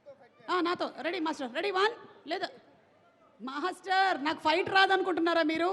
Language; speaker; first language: Telugu; native; Telugu